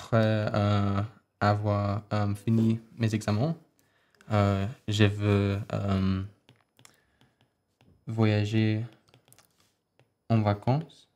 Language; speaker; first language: French; non-native, learner; English